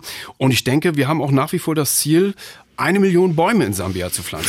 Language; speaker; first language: German; native; German